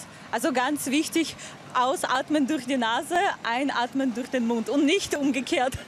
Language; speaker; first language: German; non-native, fluent; Russian